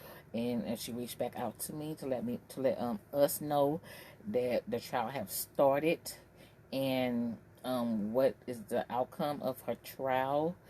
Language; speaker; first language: English; native; English